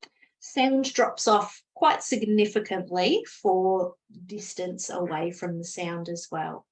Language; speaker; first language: English; native; English